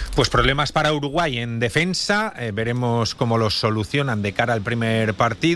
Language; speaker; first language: Spanish; native; Spanish